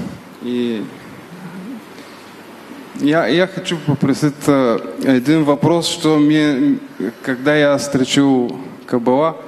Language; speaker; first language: Russian; non-native, learner; Bulgarian